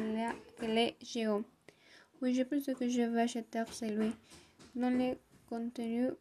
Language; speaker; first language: French; non-native, learner; Spanish